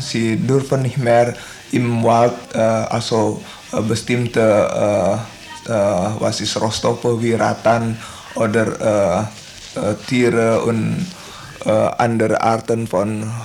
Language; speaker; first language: German; non-native, learner; Indonesian